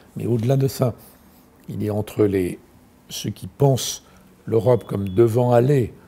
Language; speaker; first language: French; native; French